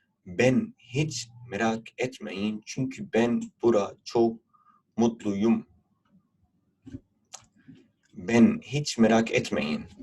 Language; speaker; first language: Turkish; non-native, fluent; Urdu